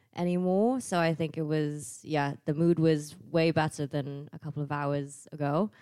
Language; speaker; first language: English; non-native, fluent; Thai